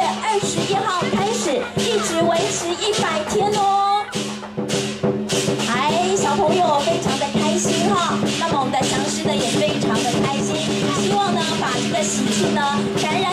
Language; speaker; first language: Chinese; native; Chinese